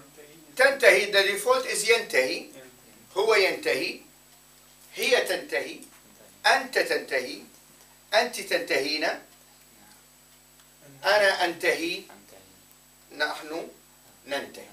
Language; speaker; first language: Arabic; non-native, fluent; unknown